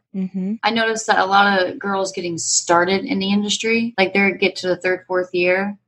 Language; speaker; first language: English; native; English